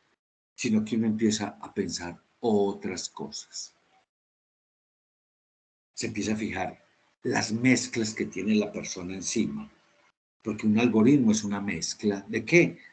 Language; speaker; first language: Spanish; native; Spanish